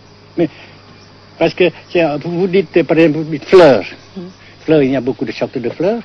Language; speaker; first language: French; non-native, fluent; Vietnamese